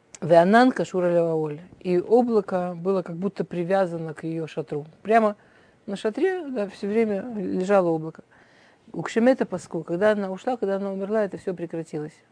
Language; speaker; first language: Russian; early bilingual, heritage; Russian